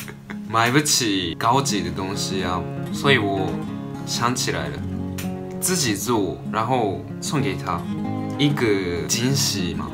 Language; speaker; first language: Chinese; non-native, learner; Japanese